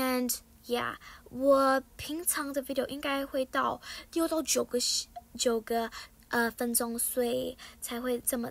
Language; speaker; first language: Chinese; early bilingual, heritage; Chinese